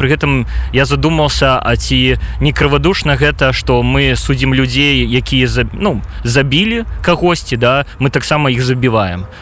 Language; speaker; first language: Belarusian; non-native, local second language; Russian